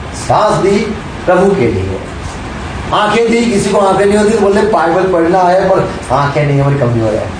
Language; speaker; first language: Hindi; non-native, local second language; Gujarati